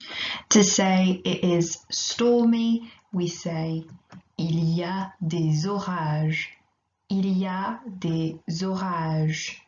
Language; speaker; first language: French; non-native, fluent; English